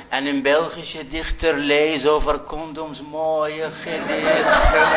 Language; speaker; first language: Dutch; non-native, fluent; Arabic